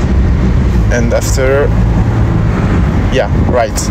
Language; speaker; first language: English; non-native, learner; French